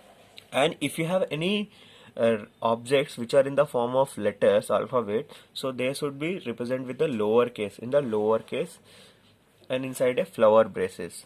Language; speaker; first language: English; non-native, local second language; Telugu